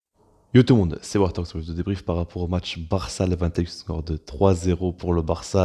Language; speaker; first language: French; native; French